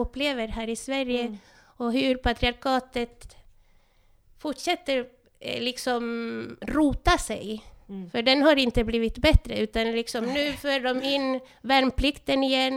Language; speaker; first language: Swedish; non-native, fluent; Spanish